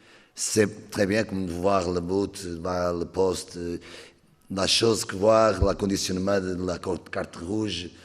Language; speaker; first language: French; non-native, learner; Portuguese